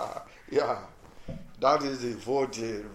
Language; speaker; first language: Dutch; non-native, learner; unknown